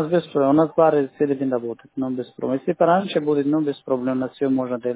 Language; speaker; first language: Russian; non-native, learner; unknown